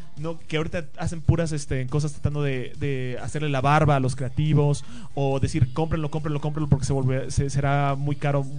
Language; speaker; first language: Spanish; native; Spanish